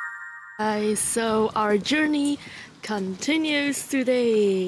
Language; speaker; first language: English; non-native, fluent; Indonesian